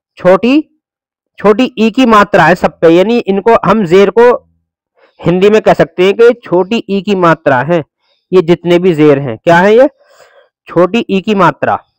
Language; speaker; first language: Hindi; native; Hindi